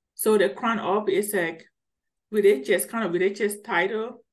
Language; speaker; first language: English; early bilingual, other home language; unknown